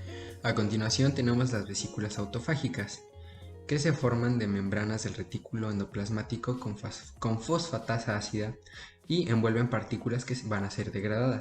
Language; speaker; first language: Spanish; native; Spanish